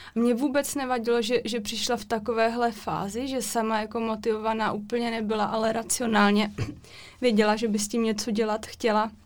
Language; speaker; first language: Czech; native; Czech